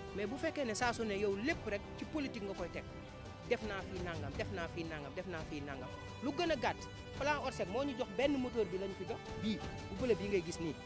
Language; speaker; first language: Wolof; native; Wolof